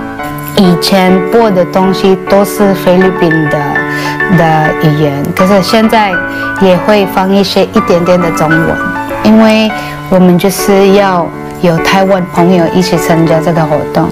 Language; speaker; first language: Chinese; non-native, fluent; Cebuano